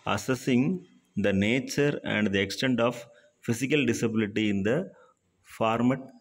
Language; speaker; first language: English; non-native, local second language; Tamil